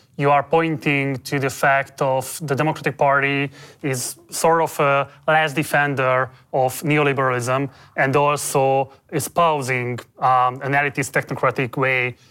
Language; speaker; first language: English; non-native, fluent; Hungarian